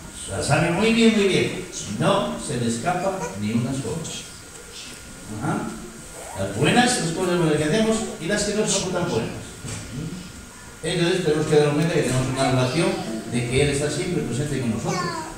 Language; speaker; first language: Spanish; native; Spanish